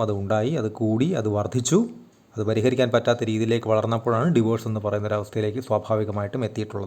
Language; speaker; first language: Malayalam; native; Malayalam